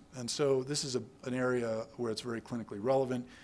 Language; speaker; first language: English; native; English